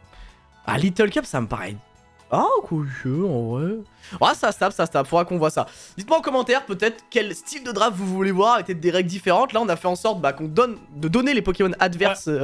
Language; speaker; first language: French; native; French